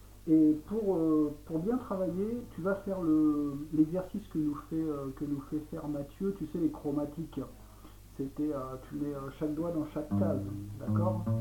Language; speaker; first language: French; native; French